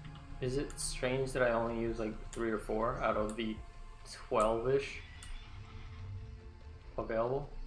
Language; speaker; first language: English; native; English